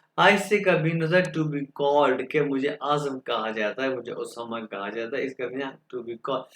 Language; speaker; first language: Urdu; non-native, local second language; Punjabi